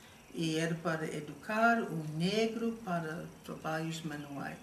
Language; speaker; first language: Portuguese; non-native, fluent; English